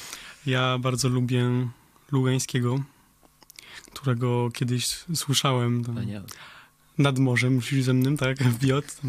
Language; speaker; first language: Polish; early bilingual, heritage; Polish